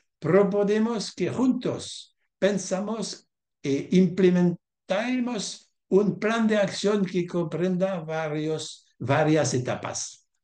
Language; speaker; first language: Spanish; non-native, learner; French